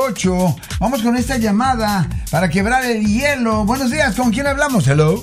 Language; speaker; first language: Spanish; native; Spanish